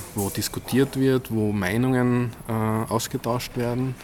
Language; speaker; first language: German; native; German